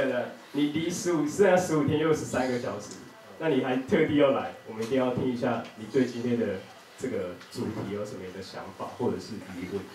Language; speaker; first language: Chinese; native; Chinese